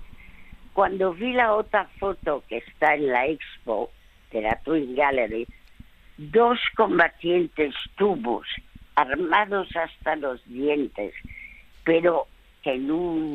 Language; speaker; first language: Spanish; early bilingual, other home language; French